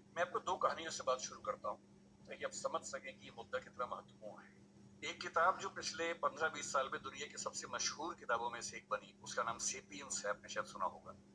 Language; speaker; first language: Hindi; native; Hindi